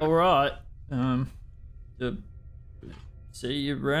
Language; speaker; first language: English; native; English